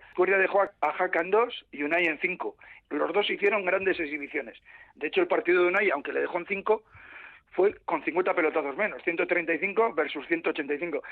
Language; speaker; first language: Spanish; native; Spanish